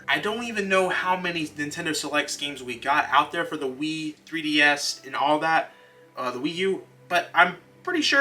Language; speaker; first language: English; native; English